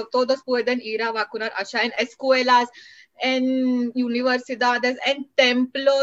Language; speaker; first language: Spanish; non-native, learner; Marathi